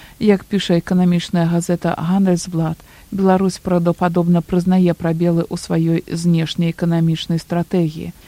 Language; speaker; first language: Belarusian; native; Belarusian